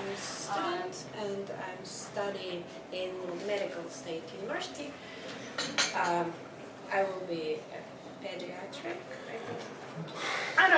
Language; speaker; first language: English; non-native, learner; Russian